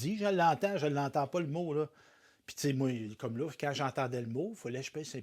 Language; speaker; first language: French; native; French